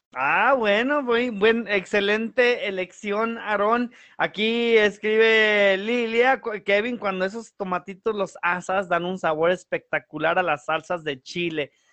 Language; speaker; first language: Spanish; early bilingual, heritage; Spanish